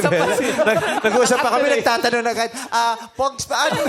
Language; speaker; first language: Filipino; native; Filipino